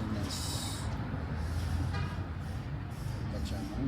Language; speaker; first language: Spanish; native; Spanish